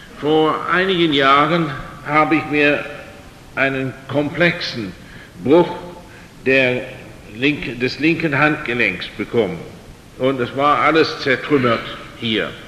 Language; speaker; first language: German; non-native, fluent; English